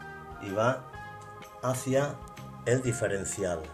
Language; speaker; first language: Spanish; native; Spanish